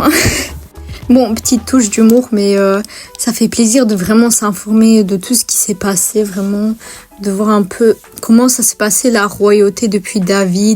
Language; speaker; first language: French; native; French